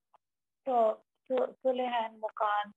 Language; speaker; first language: Finnish; non-native, learner; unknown